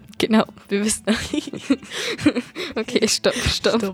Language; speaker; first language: German; native; German